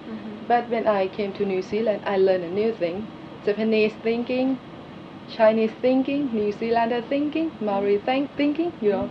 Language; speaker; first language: English; non-native, learner; Thai